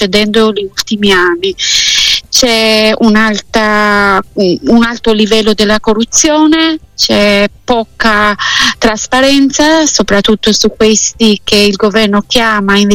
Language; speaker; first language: Italian; non-native, fluent; Albanian